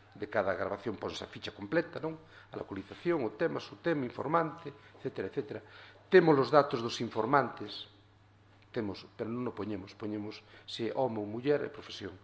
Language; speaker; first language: Galician; native; Galician